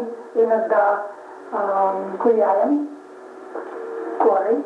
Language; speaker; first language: Russian; non-native, learner; English